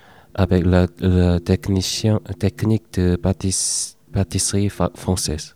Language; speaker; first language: French; non-native, learner; Korean